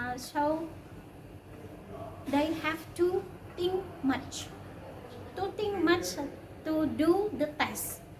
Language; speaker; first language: English; non-native, learner; Indonesian